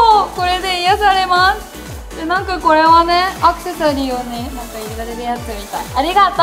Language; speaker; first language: Japanese; native; Japanese